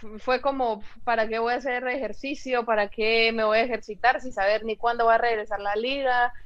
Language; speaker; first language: Spanish; native; Spanish